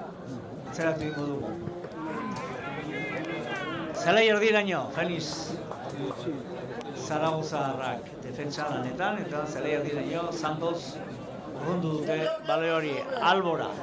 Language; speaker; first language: Basque; native; Basque